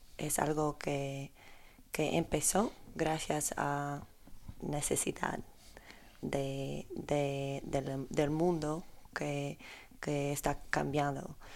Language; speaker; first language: Spanish; non-native, learner; Polish